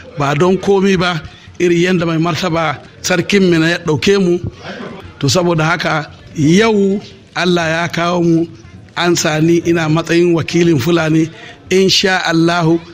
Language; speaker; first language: Hausa; non-native, local second language; Fula